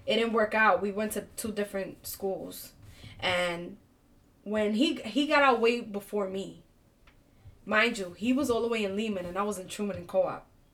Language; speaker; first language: English; early bilingual, other home language; Spanish